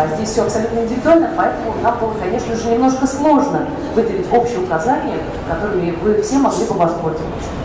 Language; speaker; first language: Russian; native; Russian